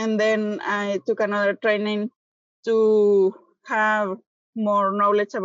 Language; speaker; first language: English; non-native, fluent; Spanish